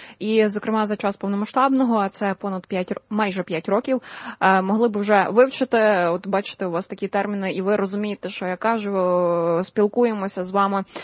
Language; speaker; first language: Ukrainian; native; Ukrainian